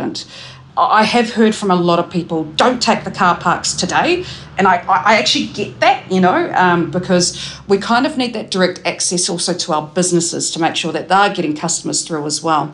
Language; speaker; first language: English; native; English